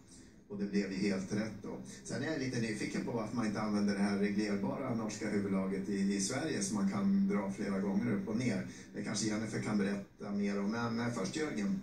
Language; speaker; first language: Swedish; native; Swedish